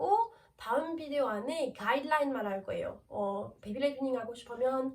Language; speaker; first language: Korean; non-native, learner; French